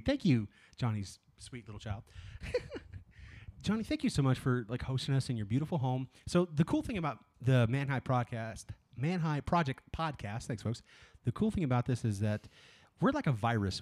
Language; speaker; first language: English; early bilingual, other home language; Spanish